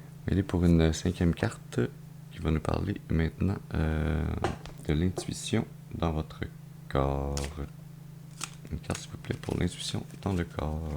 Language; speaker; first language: French; native; French